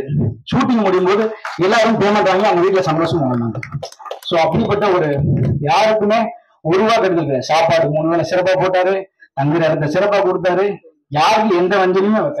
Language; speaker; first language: Tamil; native; Tamil